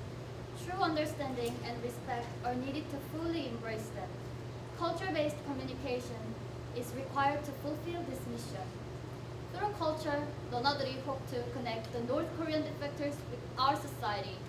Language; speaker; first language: English; non-native, learner; Korean